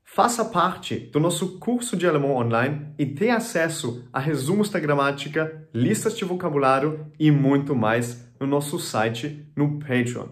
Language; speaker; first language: Portuguese; non-native, fluent; German